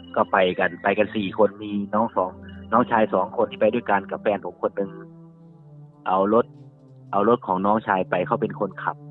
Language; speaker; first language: Thai; native; Thai